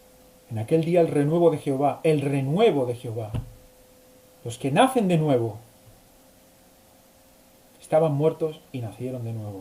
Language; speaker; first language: Spanish; native; Spanish